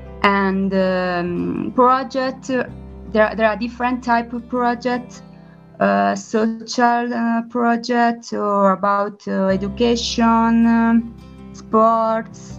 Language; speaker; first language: English; non-native, learner; Italian